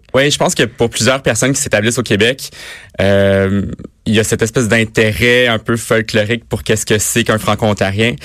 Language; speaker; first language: French; native; French